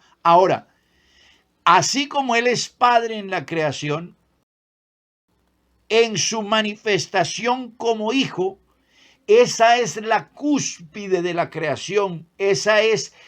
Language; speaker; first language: Spanish; native; Spanish